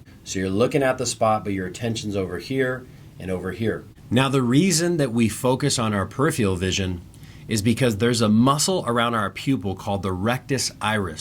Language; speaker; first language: English; native; English